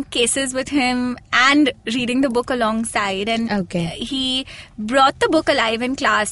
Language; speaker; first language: English; non-native, local second language; Hindi